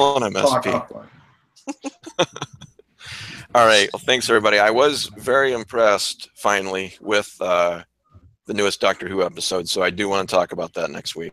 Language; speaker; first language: English; native; English